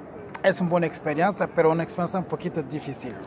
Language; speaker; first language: Spanish; non-native, learner; Portuguese